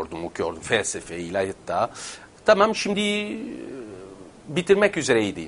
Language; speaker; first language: Turkish; non-native, fluent; Italian